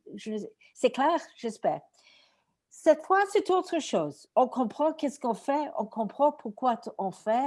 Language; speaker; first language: French; non-native, learner; Greek